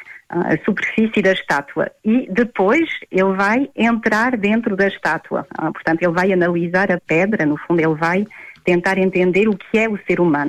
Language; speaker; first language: Portuguese; native; Portuguese